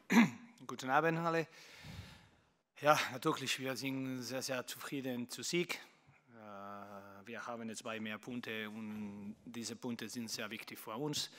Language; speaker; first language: German; non-native, learner; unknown